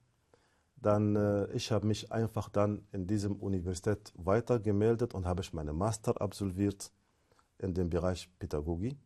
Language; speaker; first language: German; non-native, fluent; Arabic